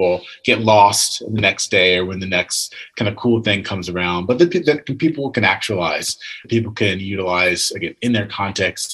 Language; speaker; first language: English; native; English